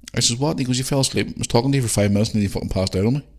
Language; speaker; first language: English; native; English